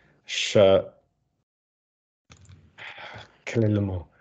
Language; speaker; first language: French; non-native, learner; English